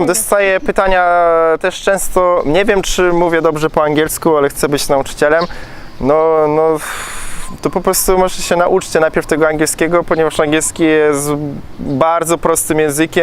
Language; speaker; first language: Polish; native; Polish